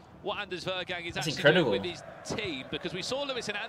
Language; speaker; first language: English; native; English